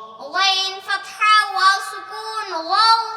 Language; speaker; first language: Arabic; non-native, learner; Bangla